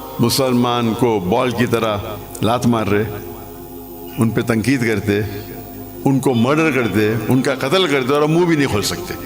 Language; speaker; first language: Urdu; non-native, local second language; English